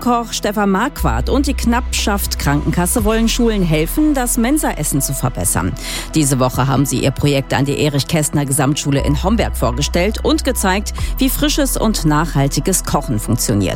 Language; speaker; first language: German; native; German